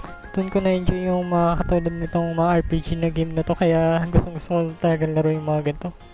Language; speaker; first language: Filipino; native; Filipino